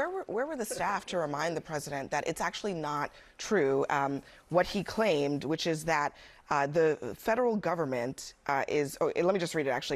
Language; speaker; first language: English; native; English